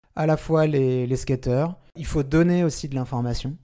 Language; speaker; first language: French; native; French